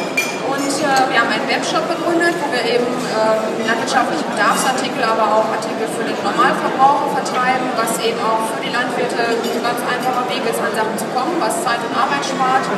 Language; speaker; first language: German; native; German